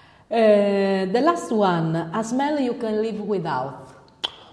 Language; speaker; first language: English; non-native, learner; Italian